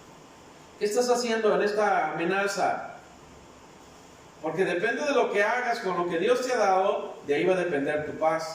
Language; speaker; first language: Spanish; native; Spanish